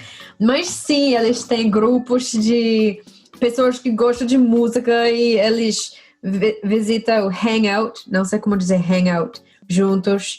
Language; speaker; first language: Portuguese; non-native, fluent; English